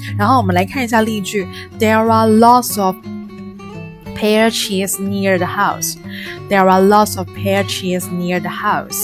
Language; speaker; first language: English; non-native, fluent; Chinese